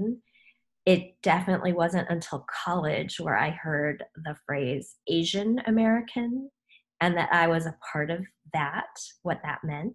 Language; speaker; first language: English; early bilingual, other home language; Korean